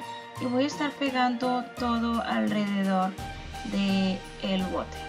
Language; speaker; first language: Spanish; native; Spanish